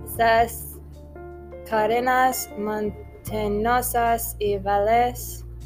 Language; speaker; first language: Spanish; non-native, learner; English